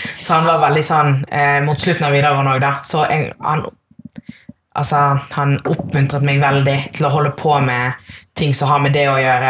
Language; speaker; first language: Norwegian; early bilingual, other home language; Tamil